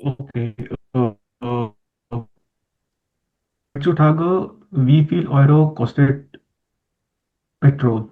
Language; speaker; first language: German; non-native, learner; Marathi